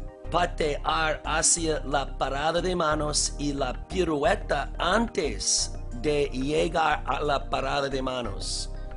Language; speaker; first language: Spanish; non-native, learner; English